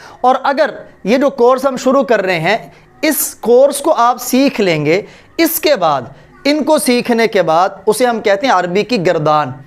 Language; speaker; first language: Urdu; native; Urdu